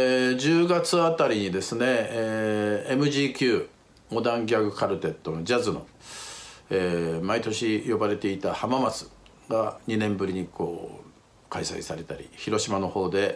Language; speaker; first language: Japanese; native; Japanese